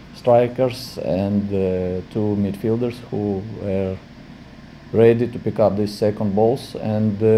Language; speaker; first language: English; non-native, fluent; Latvian